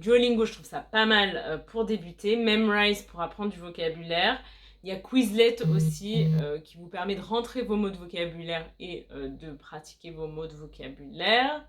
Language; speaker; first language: French; native; French